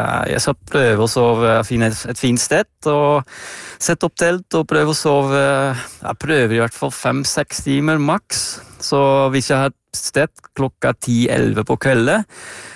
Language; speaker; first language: Norwegian; non-native, fluent; Dutch